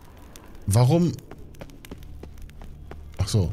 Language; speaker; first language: German; native; German